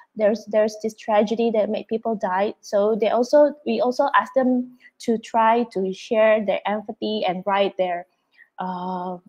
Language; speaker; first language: English; non-native, fluent; Indonesian